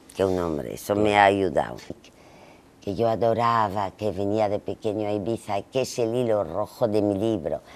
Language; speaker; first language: Spanish; native; Spanish